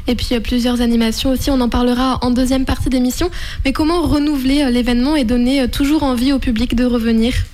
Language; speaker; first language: French; native; French